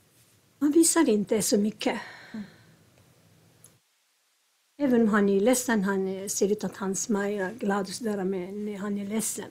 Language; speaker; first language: Swedish; non-native, learner; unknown